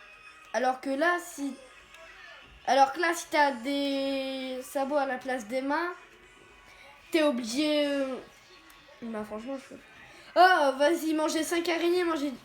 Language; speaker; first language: French; native; French